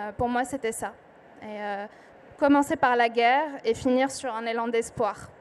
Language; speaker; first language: French; non-native, local second language; Arabic